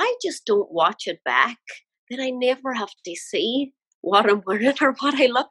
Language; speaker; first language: English; native; English